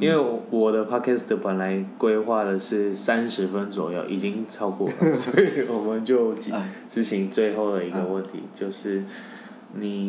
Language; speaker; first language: Chinese; non-native, fluent; Korean